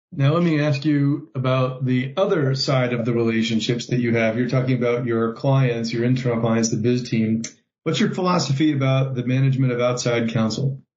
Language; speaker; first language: English; native; English